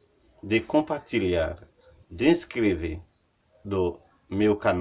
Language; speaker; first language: Portuguese; non-native, learner; Haitian Creole